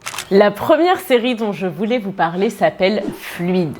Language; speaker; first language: French; native; French